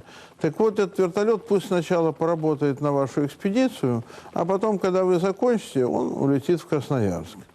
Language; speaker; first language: Russian; native; Russian